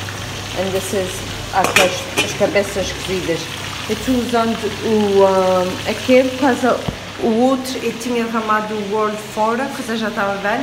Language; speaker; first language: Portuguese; early bilingual, heritage; Portuguese